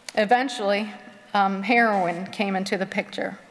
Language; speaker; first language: English; native; English